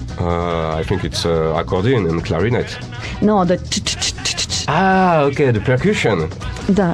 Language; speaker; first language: English; non-native, learner; French